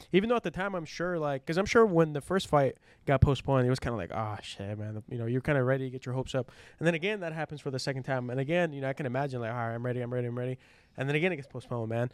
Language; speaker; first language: English; early bilingual, other home language; Spanish